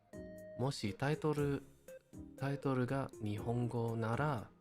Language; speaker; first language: Japanese; non-native, learner; English